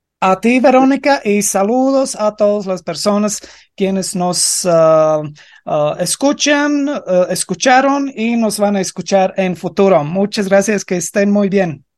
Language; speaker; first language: Spanish; non-native, fluent; Latvian